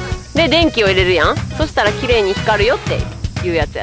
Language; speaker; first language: Japanese; native; Japanese